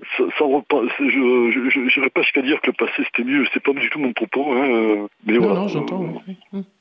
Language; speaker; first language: French; native; French